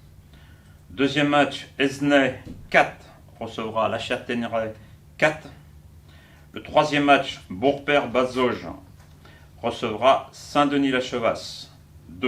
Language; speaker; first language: French; native; French